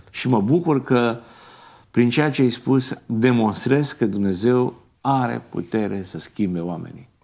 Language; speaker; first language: Romanian; native; Romanian